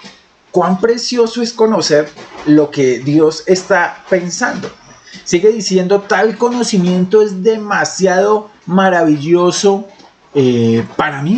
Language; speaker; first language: Spanish; native; Spanish